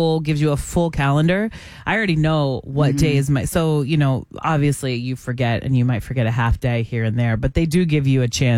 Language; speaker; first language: English; native; English